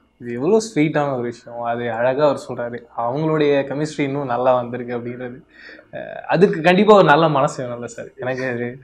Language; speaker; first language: Tamil; native; Tamil